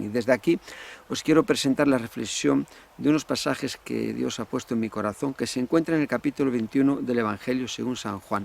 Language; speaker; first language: Spanish; native; Spanish